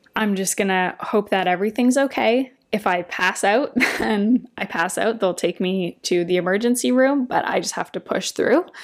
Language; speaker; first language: English; native; English